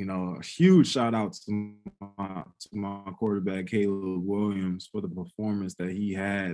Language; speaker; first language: English; native; English